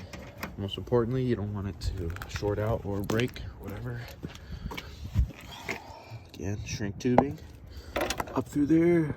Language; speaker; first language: English; native; English